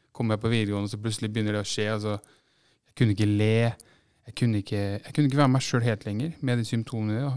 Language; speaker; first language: Norwegian; native; Norwegian